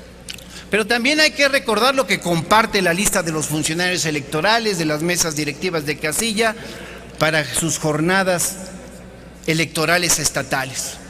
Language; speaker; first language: Spanish; native; Spanish